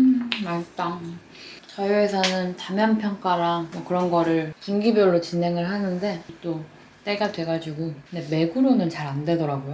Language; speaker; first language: Korean; native; Korean